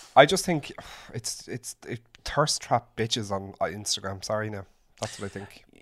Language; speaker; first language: English; native; English